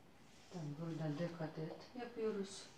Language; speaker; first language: Turkish; non-native, learner; Russian